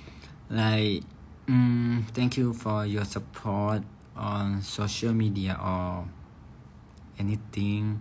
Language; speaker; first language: English; non-native, learner; Thai